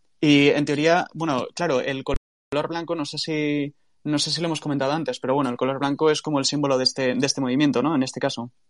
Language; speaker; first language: Spanish; native; Spanish